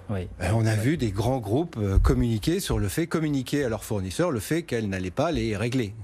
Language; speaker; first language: French; native; French